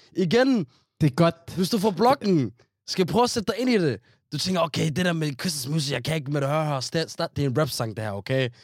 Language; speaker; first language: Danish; non-native, fluent; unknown